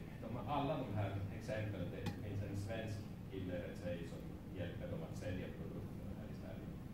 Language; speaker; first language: Swedish; non-native, fluent; Finnish